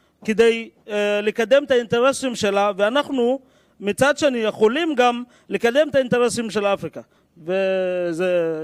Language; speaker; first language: Hebrew; non-native, fluent; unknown